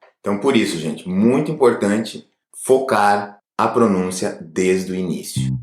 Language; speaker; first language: Portuguese; native; Portuguese